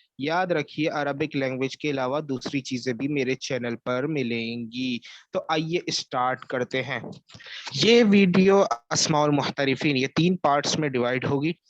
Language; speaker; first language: Urdu; native; Urdu